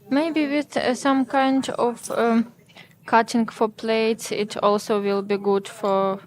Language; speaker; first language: English; non-native, learner; Ukrainian